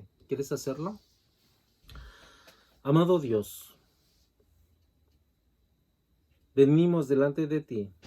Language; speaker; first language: Spanish; native; Spanish